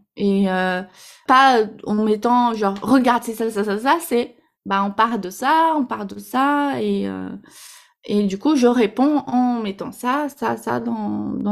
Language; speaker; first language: French; non-native, fluent; Portuguese